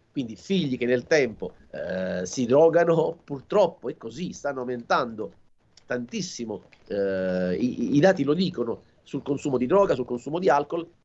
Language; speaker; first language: Italian; native; Italian